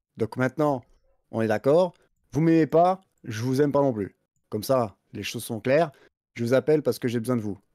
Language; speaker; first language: French; native; French